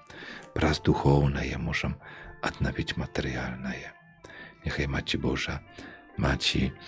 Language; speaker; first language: Polish; non-native, local second language; Belarusian